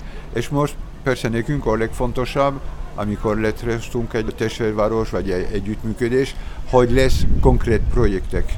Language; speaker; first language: Hungarian; non-native, learner; French